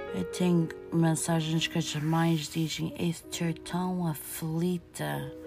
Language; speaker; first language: Portuguese; early bilingual, heritage; Portuguese